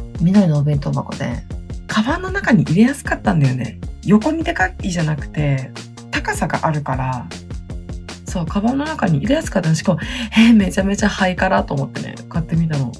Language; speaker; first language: Japanese; native; Japanese